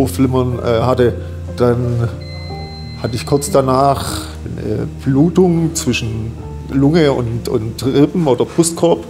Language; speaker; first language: German; native; German